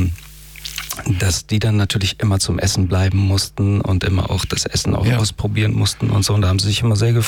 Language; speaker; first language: German; early bilingual, other home language; Persian